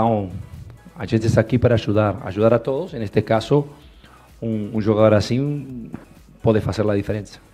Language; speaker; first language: Portuguese; non-native, fluent; Spanish